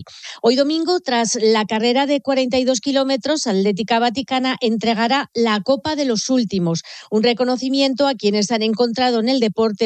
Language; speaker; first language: Spanish; native; Spanish